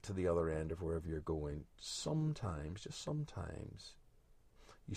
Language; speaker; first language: English; native; English